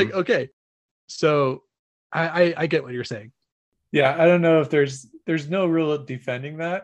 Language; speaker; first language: English; native; English